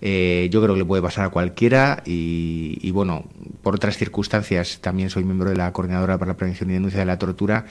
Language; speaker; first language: Spanish; native; Spanish